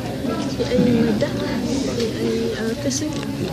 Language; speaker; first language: Arabic; non-native, learner; Malay